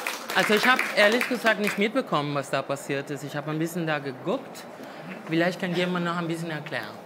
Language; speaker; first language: German; non-native, fluent; Spanish